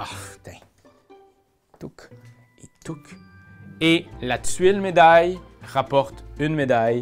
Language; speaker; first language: French; native; French